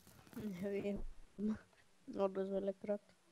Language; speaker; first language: Czech; non-native, local second language; Slovak